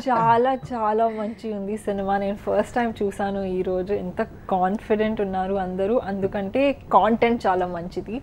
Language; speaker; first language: Telugu; non-native, learner; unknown